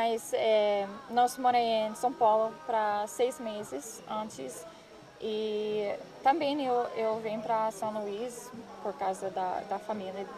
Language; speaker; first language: Portuguese; non-native, learner; English